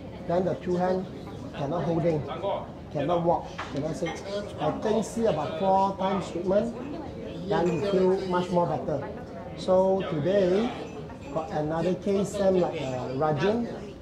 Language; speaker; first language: English; non-native, local second language; Cantonese